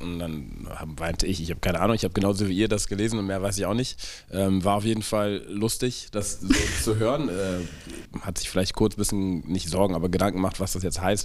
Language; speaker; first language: German; native; German